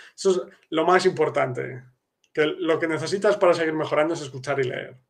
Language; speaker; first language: Spanish; native; Spanish